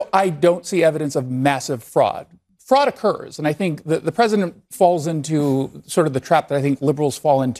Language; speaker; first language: English; native; English